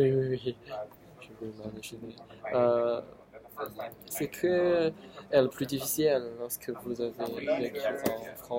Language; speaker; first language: French; non-native, learner; Chinese